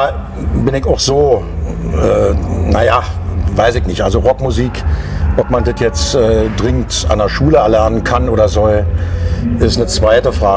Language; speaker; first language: German; native; German